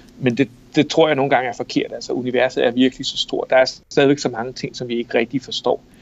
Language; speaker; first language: Danish; native; Danish